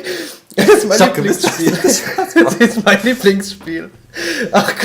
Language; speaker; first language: German; native; German